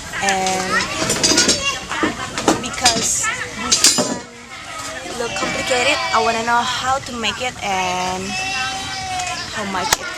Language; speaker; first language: English; non-native, local second language; Indonesian